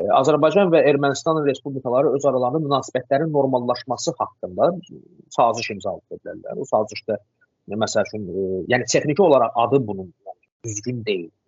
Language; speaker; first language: Azerbaijani; non-native, local second language; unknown